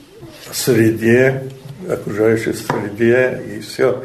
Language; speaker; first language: Russian; non-native, learner; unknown